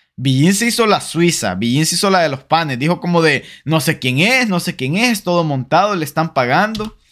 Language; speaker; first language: Spanish; native; Spanish